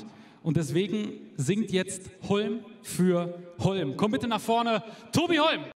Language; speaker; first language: German; native; German